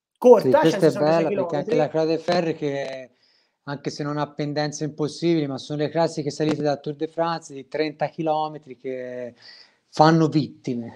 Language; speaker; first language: Italian; native; Italian